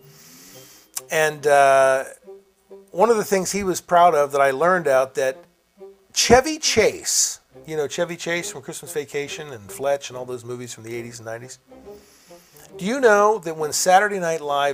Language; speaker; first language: English; native; English